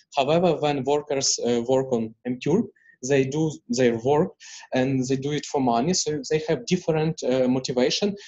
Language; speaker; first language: English; non-native, fluent; Ukrainian